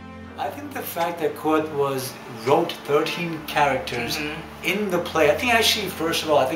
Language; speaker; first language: English; native; English